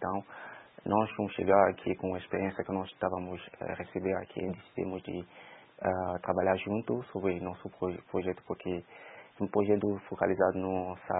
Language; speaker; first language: Portuguese; non-native, local second language; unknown